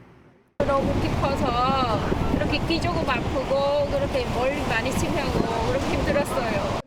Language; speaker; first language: Korean; non-native, learner; Vietnamese